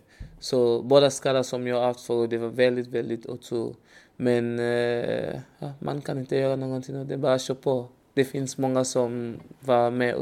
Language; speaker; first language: Swedish; non-native, learner; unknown